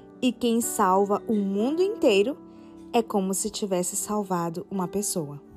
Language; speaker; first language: Portuguese; native; Portuguese